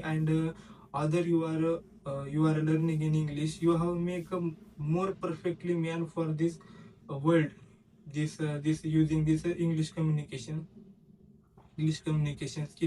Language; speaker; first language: English; non-native, learner; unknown